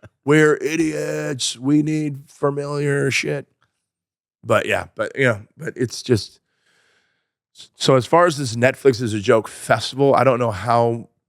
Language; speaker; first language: English; native; English